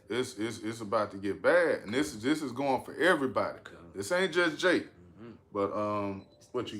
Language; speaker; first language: English; native; English